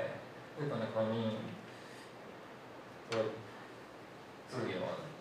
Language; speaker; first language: Chinese; non-native, learner; Japanese